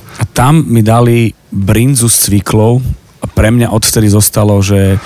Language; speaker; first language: Slovak; native; Slovak